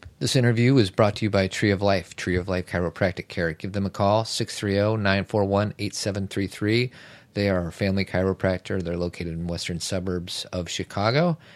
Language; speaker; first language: English; native; English